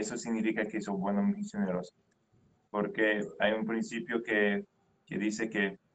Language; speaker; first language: Spanish; non-native, fluent; English